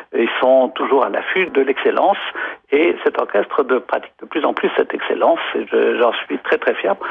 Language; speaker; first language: French; native; French